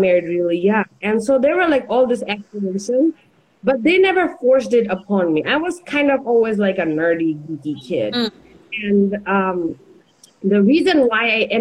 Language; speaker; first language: English; non-native, local second language; Bangla